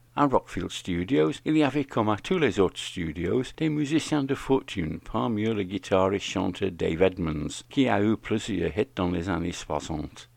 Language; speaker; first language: French; non-native, fluent; English